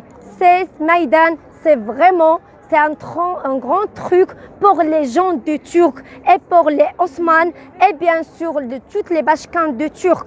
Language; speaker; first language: French; non-native, learner; Arabic